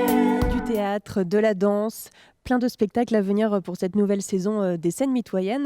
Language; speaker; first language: French; native; French